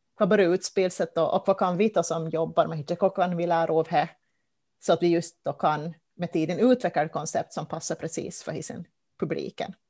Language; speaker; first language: Swedish; native; Swedish